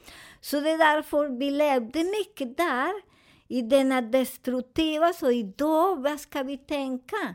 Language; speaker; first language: Swedish; non-native, fluent; Spanish